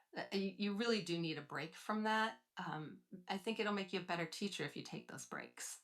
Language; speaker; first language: English; native; English